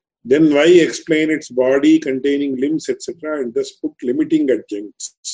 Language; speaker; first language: English; non-native, local second language; Tamil